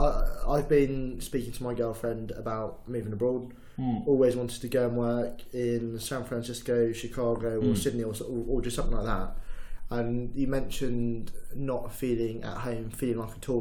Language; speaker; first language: English; native; English